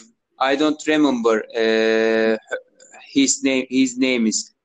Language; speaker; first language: English; non-native, learner; Turkish